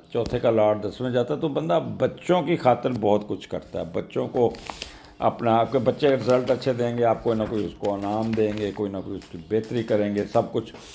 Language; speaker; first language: Urdu; native; Urdu